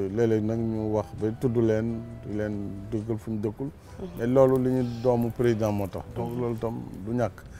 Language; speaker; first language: Wolof; non-native, local second language; Fula